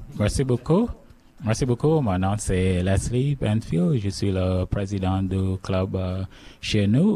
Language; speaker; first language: French; non-native, learner; English